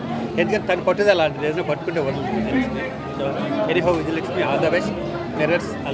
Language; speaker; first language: Telugu; native; Telugu